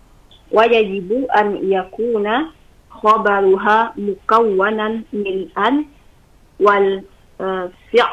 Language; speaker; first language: Arabic; non-native, learner; Indonesian